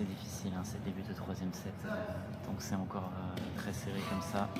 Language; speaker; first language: French; native; French